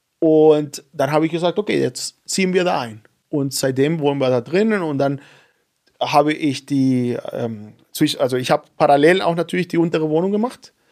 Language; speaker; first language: German; non-native, fluent; Spanish